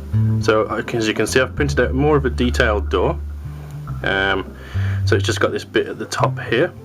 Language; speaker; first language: English; native; English